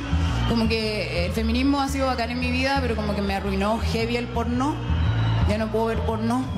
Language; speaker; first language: Spanish; native; Spanish